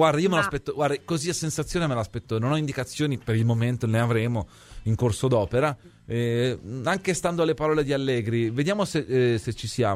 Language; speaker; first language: Italian; native; Italian